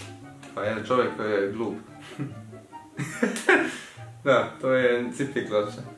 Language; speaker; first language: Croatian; early bilingual, heritage; Croatian